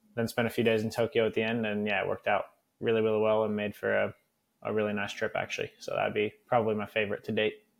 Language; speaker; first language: English; native; English